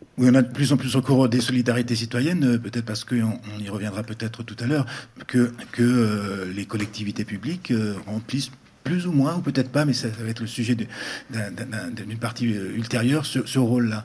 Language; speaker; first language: French; native; French